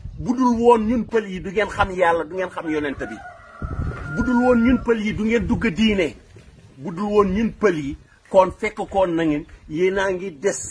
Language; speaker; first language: Wolof; non-native, local second language; Fula